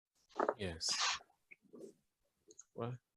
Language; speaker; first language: English; non-native, learner; Vietnamese